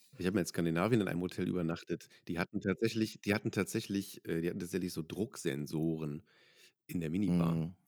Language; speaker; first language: German; native; German